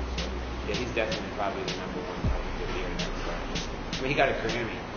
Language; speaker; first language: English; native; English